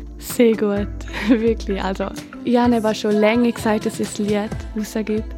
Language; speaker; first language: German; non-native, local second language; Romansh